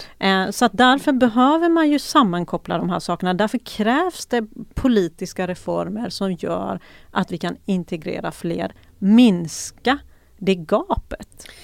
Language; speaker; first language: Swedish; early bilingual, other home language; Persian